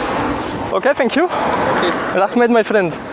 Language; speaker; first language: English; non-native, learner; French